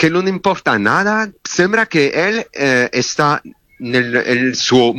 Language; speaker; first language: Spanish; non-native, fluent; Italian